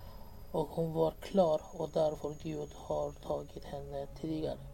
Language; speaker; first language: Swedish; non-native, learner; Persian